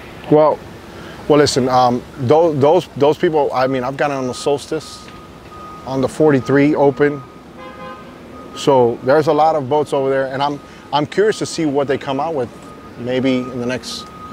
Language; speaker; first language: English; early bilingual, other home language; Spanish